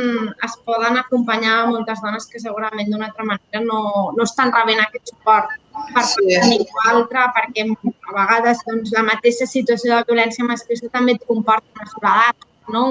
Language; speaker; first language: Catalan; native; Catalan